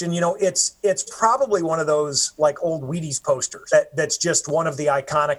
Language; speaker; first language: English; native; English